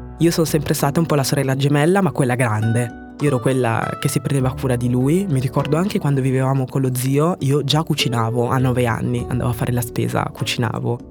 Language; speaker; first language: Italian; early bilingual, other home language; French